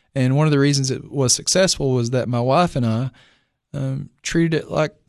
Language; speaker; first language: English; native; English